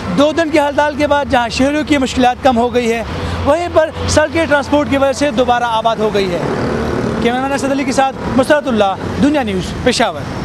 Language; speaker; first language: Urdu; non-native, local second language; Pashto